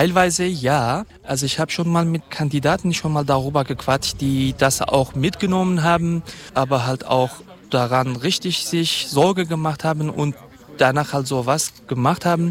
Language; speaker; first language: German; non-native, fluent; Kurdish